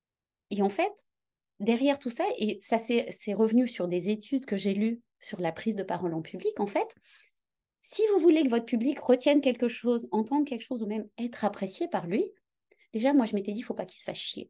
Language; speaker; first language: French; native; French